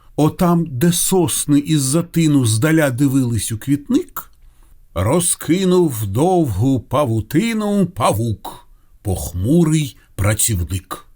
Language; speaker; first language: Ukrainian; non-native, local second language; Russian